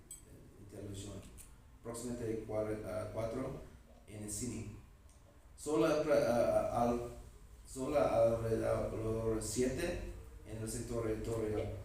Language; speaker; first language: Spanish; non-native, learner; English